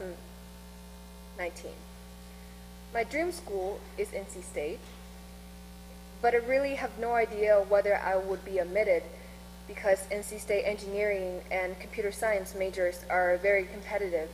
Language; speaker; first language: English; non-native, fluent; Chinese